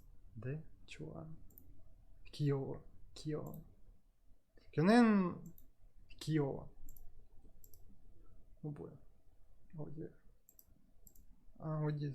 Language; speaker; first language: Korean; non-native, learner; Russian